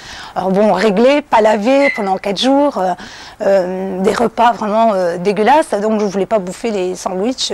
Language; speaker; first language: French; native; French